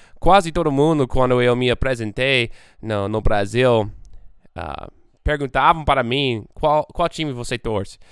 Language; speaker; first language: Portuguese; non-native, fluent; English